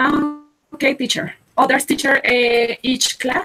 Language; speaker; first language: English; non-native, learner; Spanish